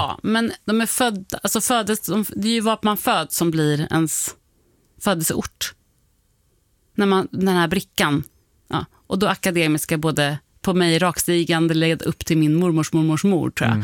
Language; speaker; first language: Swedish; native; Swedish